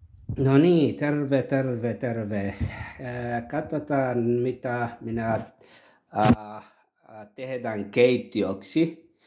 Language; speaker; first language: Finnish; non-native, learner; Tigrinya